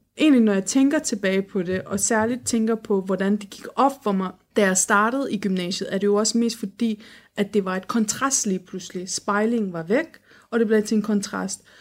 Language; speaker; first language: Danish; early bilingual, other home language; Turkish